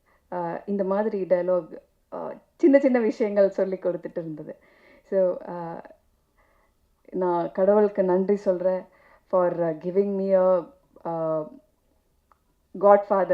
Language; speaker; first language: Tamil; non-native, learner; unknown